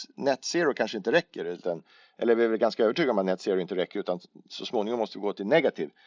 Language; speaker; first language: Swedish; native; Swedish